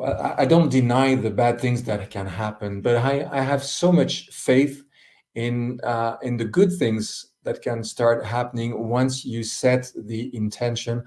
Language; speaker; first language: English; non-native, fluent; French